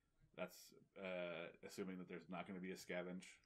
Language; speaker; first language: English; native; English